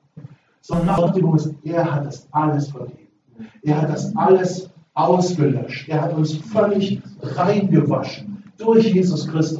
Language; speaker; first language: German; native; German